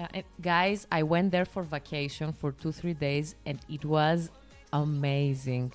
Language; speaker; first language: English; non-native, fluent; Greek